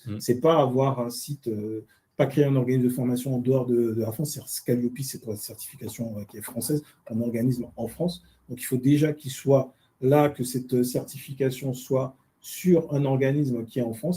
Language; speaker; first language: French; native; French